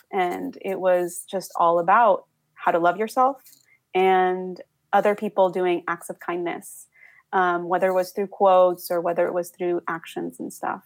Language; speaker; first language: English; early bilingual, other home language; Spanish